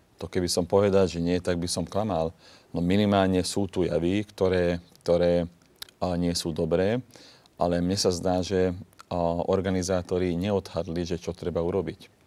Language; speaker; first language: Slovak; non-native, local second language; Hungarian